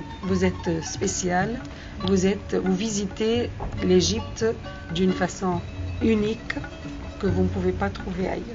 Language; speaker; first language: French; non-native, fluent; Arabic